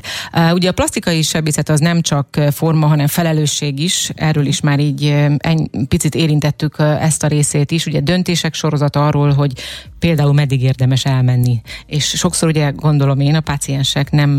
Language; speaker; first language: Hungarian; native; Hungarian